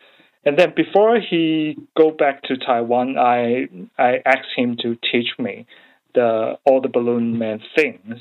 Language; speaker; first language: English; non-native, learner; Chinese